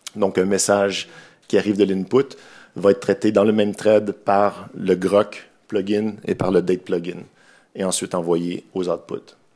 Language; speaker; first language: French; native; French